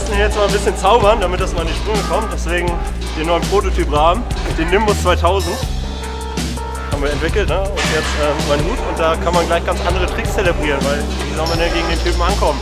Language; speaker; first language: German; native; German